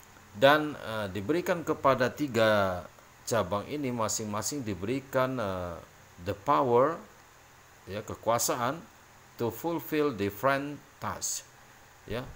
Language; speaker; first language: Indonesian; native; Indonesian